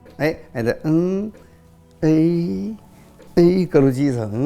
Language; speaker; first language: Russian; non-native, learner; Chinese